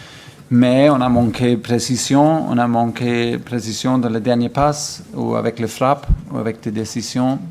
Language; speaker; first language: French; non-native, fluent; German